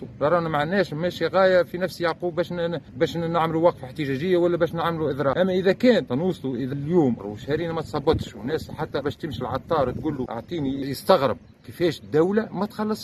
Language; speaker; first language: Arabic; native; Arabic